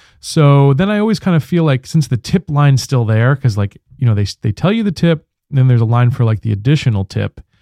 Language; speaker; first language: English; native; English